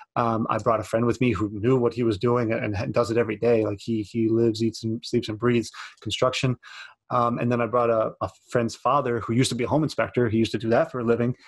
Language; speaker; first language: English; native; English